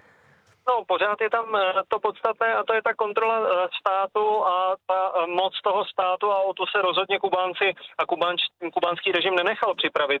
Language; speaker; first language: Czech; native; Czech